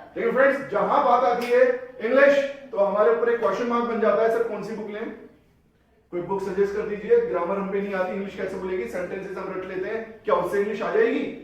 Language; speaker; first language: Hindi; native; Hindi